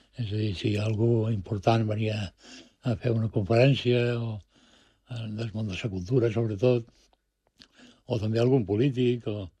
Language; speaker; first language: Catalan; early bilingual, other home language; Spanish